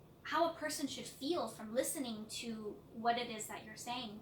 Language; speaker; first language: English; native; English